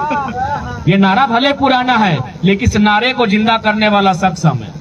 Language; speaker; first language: Hindi; native; Hindi